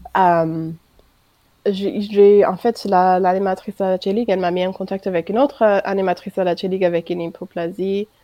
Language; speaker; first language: French; non-native, fluent; English